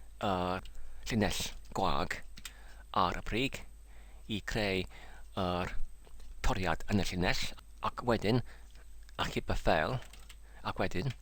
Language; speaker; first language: Welsh; non-native, learner; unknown